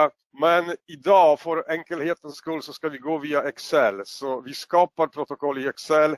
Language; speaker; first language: Swedish; non-native, fluent; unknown